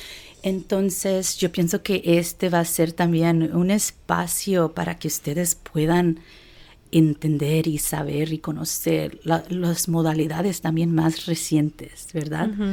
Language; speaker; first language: Spanish; early bilingual, heritage; Spanish